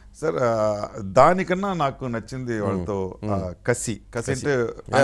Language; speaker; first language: Telugu; non-native, learner; Tamil